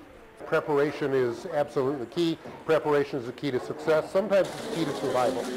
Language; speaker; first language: English; native; English